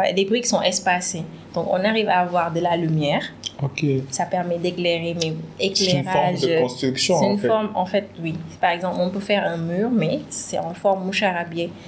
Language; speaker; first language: French; non-native, local second language; Wolof